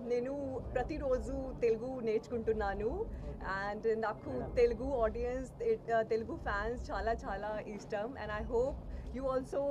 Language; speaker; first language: Telugu; non-native, learner; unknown